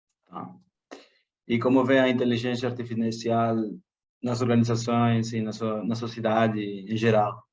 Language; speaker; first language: Portuguese; non-native, fluent; Spanish